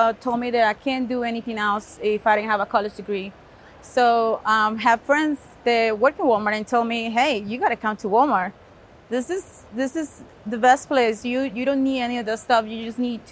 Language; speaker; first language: English; non-native, fluent; Spanish